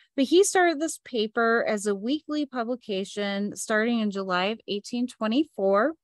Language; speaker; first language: English; native; English